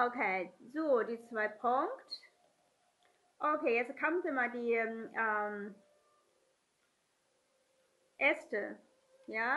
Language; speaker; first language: German; non-native, learner; Chinese